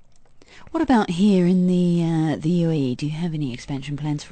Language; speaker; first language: English; native; English